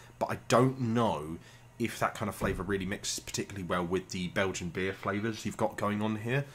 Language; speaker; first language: English; native; English